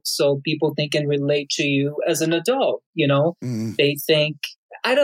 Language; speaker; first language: English; non-native, fluent; Portuguese